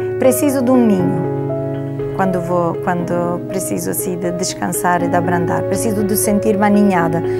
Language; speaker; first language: Portuguese; non-native, fluent; Italian